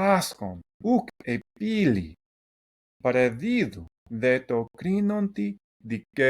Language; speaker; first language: Greek; non-native, fluent; English